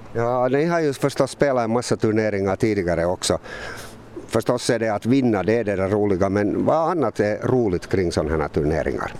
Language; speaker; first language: Swedish; native; Swedish